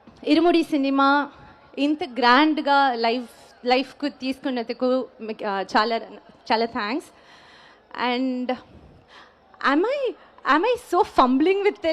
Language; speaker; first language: Telugu; non-native, learner; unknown